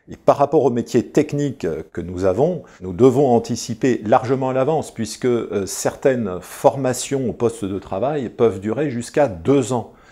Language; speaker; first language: French; native; French